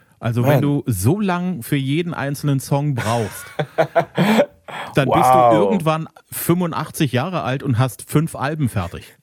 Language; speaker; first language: German; native; German